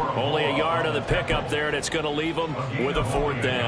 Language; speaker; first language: English; native; English